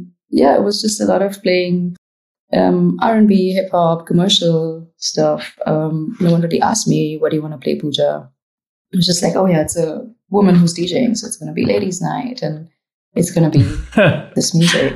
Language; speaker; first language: English; non-native, local second language; Marathi